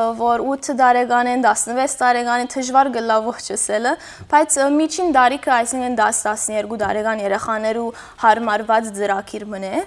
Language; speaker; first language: Armenian; early bilingual, heritage; Armenian